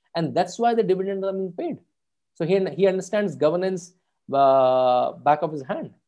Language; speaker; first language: English; non-native, local second language; Hindi